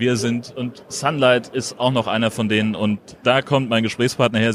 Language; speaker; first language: German; native; German